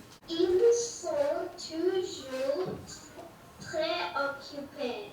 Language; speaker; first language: French; non-native, learner; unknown